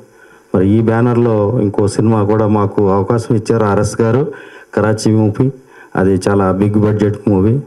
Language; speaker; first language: Telugu; native; Telugu